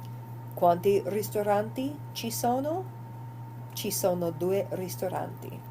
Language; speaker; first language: Italian; non-native, fluent; English